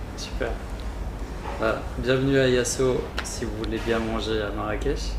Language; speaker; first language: French; native; French